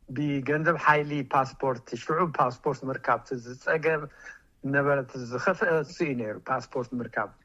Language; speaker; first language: Tigrinya; native; Tigrinya